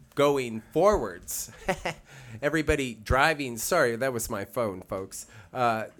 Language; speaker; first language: English; native; English